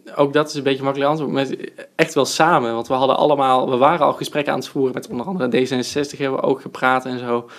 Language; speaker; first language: Dutch; native; Dutch